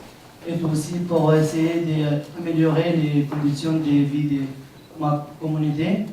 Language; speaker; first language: French; non-native, learner; Romanian